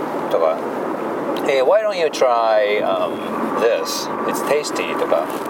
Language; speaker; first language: English; non-native, fluent; Japanese